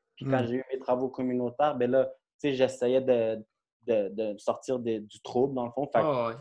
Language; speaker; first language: French; native; French